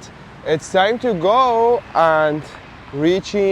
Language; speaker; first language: English; non-native, fluent; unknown